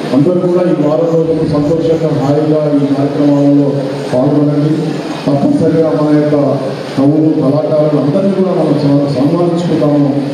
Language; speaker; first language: Telugu; native; Telugu